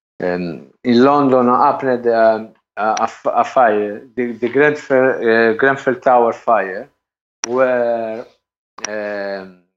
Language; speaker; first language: English; non-native, learner; Italian